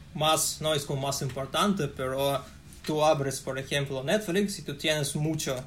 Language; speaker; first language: Spanish; non-native, fluent; Russian